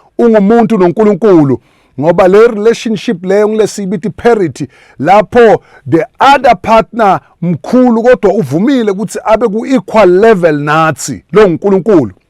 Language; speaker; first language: Zulu; non-native, local second language; Swati